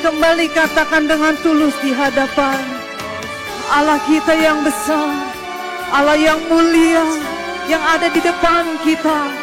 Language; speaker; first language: Indonesian; native; Indonesian